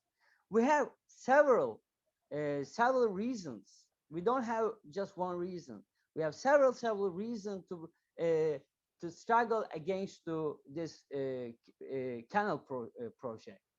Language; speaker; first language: English; non-native, learner; Turkish